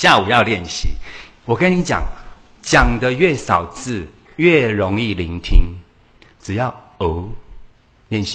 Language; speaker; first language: Chinese; native; Chinese